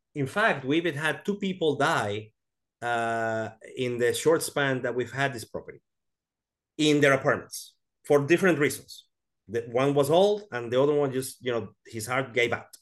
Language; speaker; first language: English; non-native, fluent; Spanish